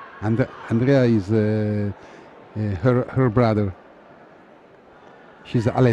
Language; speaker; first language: English; non-native, fluent; Italian